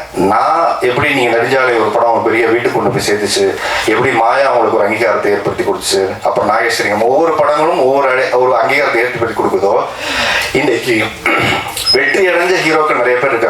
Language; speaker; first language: Tamil; native; Tamil